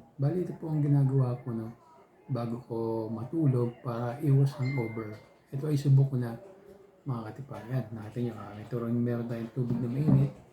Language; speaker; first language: Filipino; native; Filipino